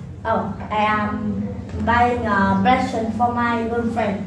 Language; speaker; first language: English; non-native, learner; Vietnamese